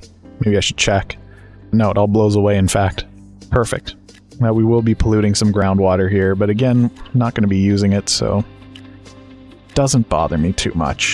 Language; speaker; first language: English; native; English